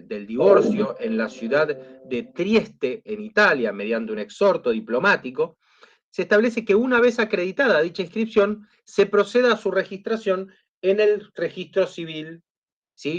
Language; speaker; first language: Spanish; native; Spanish